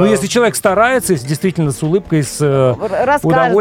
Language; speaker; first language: Russian; native; Russian